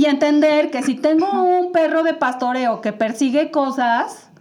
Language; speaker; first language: Spanish; native; Spanish